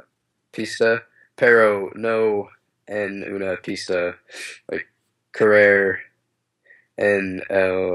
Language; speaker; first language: Spanish; non-native, learner; English